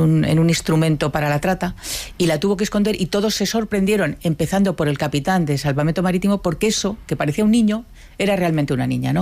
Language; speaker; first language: Spanish; native; Spanish